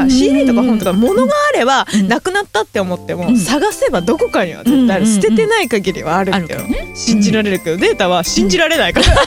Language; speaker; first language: Japanese; native; Japanese